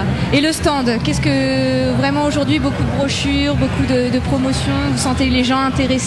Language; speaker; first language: French; native; French